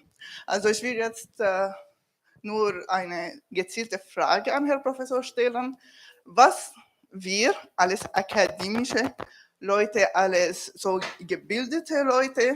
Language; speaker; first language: German; non-native, learner; Kurdish